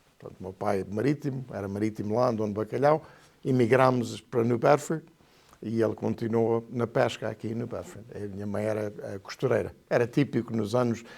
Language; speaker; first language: Portuguese; native; Portuguese